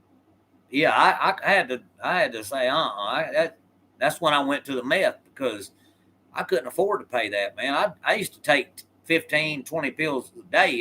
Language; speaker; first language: English; native; English